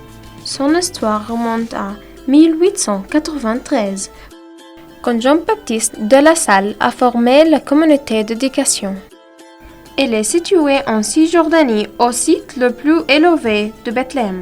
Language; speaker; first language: French; non-native, learner; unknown